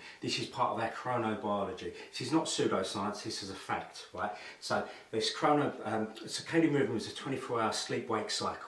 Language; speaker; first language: English; native; English